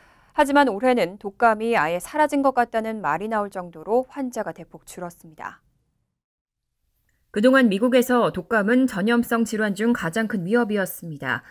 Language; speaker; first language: Korean; native; Korean